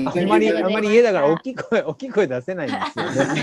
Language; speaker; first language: Japanese; native; Japanese